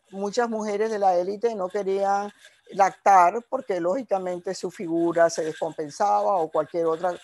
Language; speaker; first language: Spanish; native; Spanish